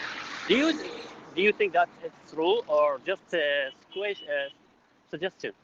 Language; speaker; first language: English; non-native, learner; Arabic